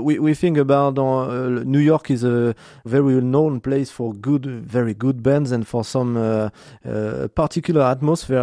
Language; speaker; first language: English; non-native, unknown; French